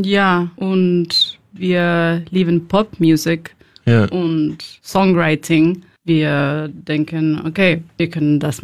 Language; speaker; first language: German; non-native, learner; Spanish